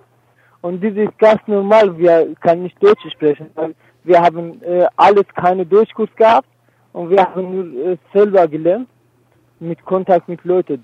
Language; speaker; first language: German; non-native, learner; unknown